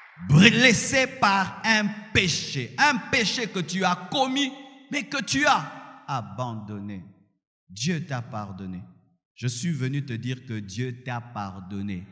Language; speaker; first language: French; non-native, local second language; Lingala